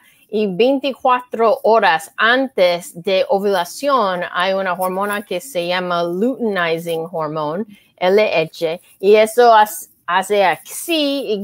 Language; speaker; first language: Spanish; non-native, learner; English